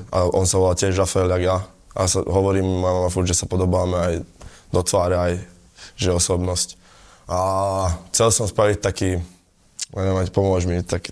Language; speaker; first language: Slovak; early bilingual, other home language; Italian